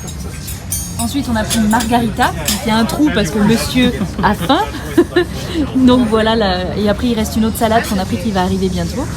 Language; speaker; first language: French; native; French